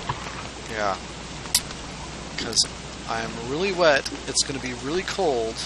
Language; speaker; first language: English; native; English